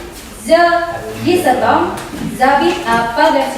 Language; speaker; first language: French; non-native, learner; Indonesian